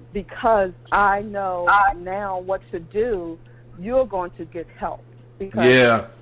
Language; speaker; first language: English; native; English